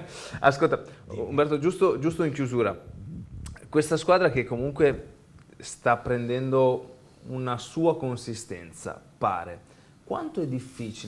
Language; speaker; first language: Italian; native; Italian